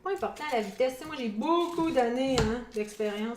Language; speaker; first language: French; native; French